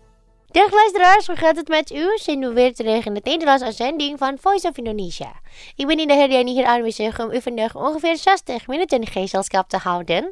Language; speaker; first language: Dutch; non-native, fluent; Indonesian